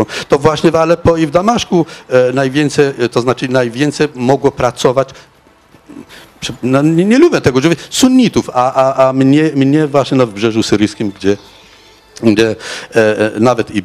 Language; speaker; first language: Polish; non-native, fluent; Arabic